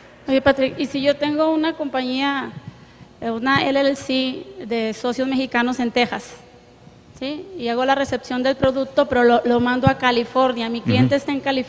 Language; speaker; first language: Spanish; native; Spanish